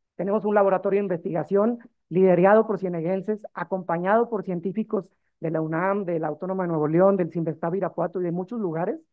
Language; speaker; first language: Spanish; native; Spanish